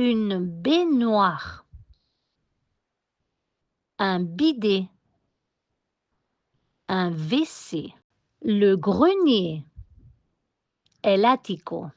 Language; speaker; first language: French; non-native, fluent; Spanish